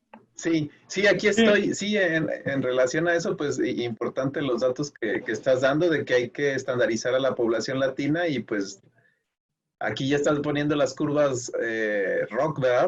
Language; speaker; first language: Spanish; native; Spanish